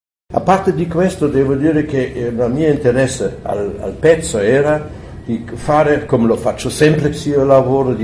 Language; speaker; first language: Italian; non-native, fluent; German